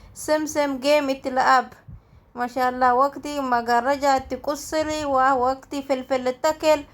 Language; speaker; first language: Arabic; non-native, learner; Oromo